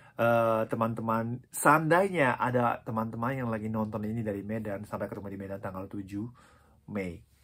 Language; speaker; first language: Indonesian; non-native, fluent; Japanese